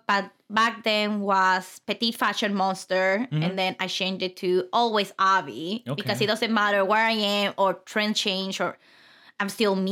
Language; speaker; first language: English; non-native, fluent; Spanish